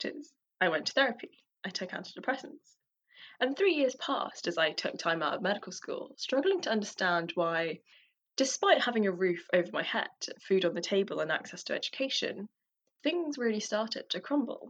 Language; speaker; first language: English; native; English